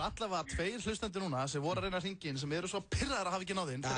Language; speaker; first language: Icelandic; native; Icelandic